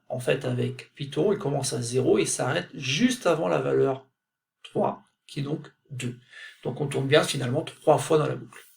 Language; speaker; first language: French; native; French